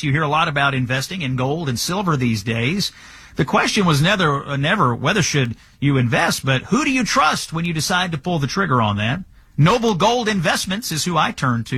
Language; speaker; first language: English; native; English